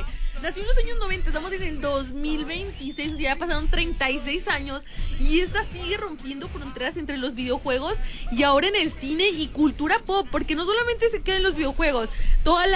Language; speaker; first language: Spanish; native; Spanish